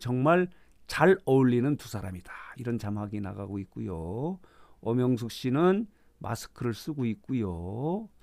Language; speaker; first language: Korean; native; Korean